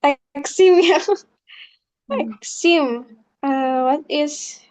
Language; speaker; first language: English; non-native, fluent; Indonesian